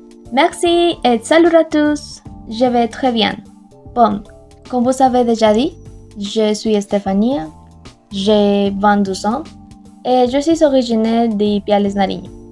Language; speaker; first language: French; non-native, learner; Spanish